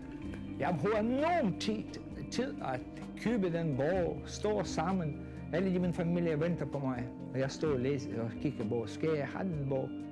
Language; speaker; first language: Danish; non-native, fluent; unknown